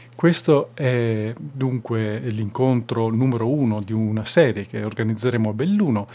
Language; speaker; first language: Italian; native; Italian